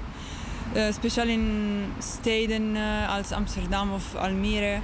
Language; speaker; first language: Dutch; non-native, learner; English